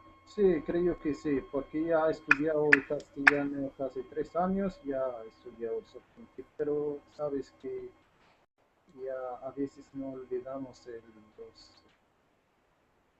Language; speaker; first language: Spanish; non-native, learner; Arabic